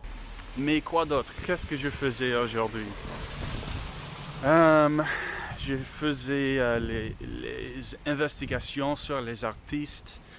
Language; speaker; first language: French; non-native, learner; English